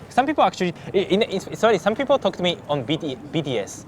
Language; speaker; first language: English; non-native, fluent; Japanese